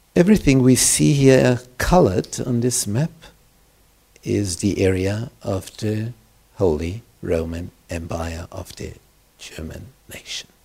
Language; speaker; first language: English; non-native, fluent; German